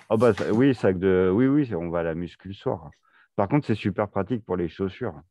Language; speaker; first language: French; native; French